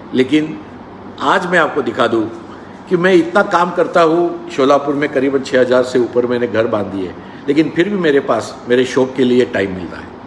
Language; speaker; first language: Hindi; non-native, local second language; Marathi